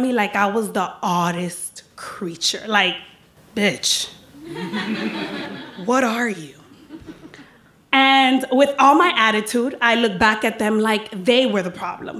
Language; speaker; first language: English; early bilingual, other home language; Spanish